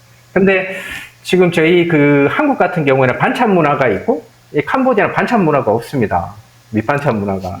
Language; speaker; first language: Korean; native; Korean